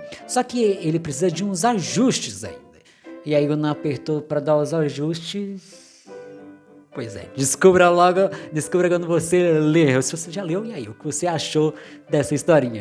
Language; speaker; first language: Portuguese; native; Portuguese